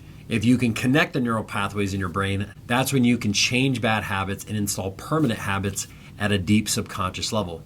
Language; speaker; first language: English; native; English